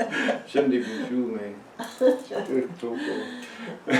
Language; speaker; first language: French; early bilingual, heritage; French